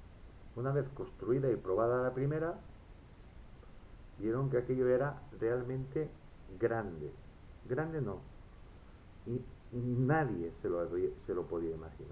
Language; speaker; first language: Spanish; native; Spanish